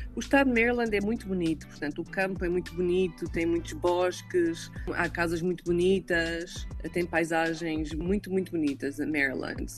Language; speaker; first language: Portuguese; native; Portuguese